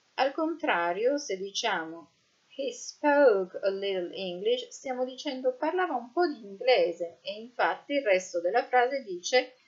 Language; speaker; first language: Italian; native; Italian